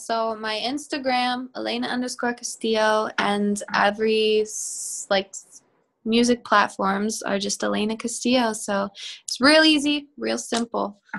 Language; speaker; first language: English; native; English